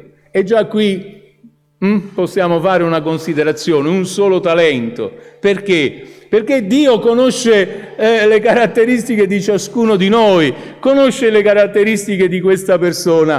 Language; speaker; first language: Italian; native; Italian